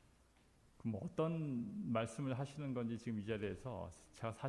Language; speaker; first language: Korean; native; Korean